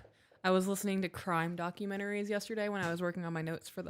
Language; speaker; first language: English; native; English